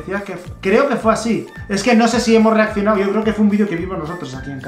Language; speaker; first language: Spanish; native; Spanish